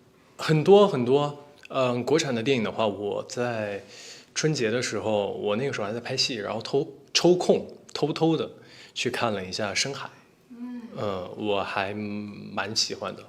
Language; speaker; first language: Chinese; native; Chinese